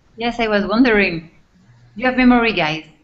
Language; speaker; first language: English; non-native, fluent; French